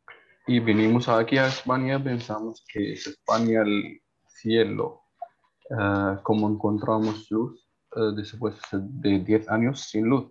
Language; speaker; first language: Spanish; non-native, learner; Arabic